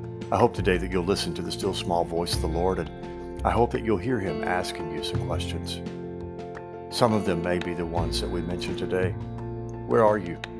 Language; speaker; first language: English; native; English